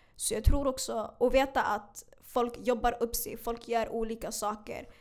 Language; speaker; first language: Swedish; early bilingual, other home language; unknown